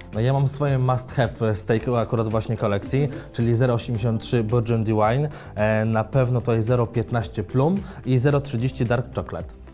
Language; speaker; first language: Polish; native; Polish